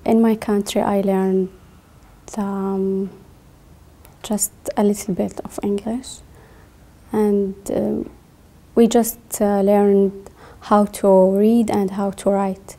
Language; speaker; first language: English; non-native, learner; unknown